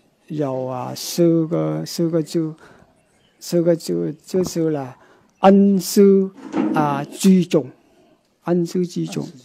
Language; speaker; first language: Chinese; non-native, local second language; Vietnamese